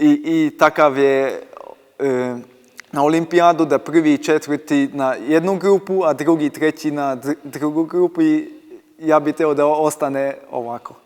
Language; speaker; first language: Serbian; non-native, local second language; Hungarian